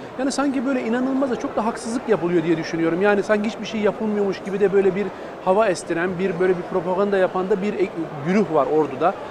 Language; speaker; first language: Turkish; native; Turkish